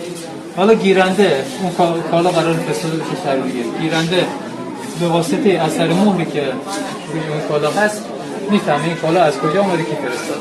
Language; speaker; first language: Persian; native; Persian